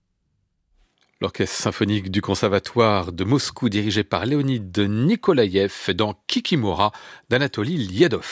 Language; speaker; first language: French; native; French